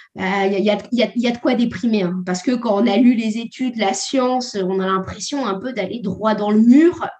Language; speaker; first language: French; native; French